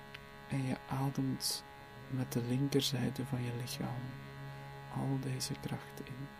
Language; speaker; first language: Dutch; native; Dutch